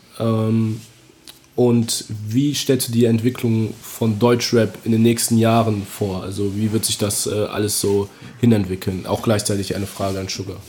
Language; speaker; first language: German; native; German